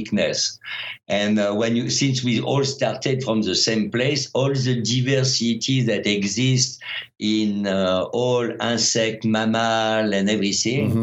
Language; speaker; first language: English; non-native, fluent; French